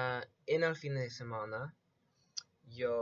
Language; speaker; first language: Spanish; non-native, learner; English